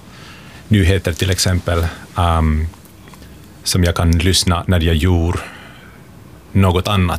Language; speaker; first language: Swedish; non-native, local second language; Finnish